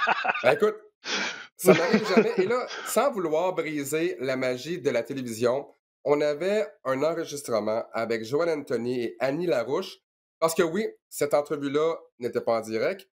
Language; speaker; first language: French; native; French